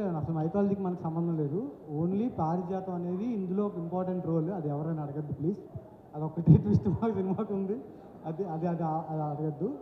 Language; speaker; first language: Telugu; native; Telugu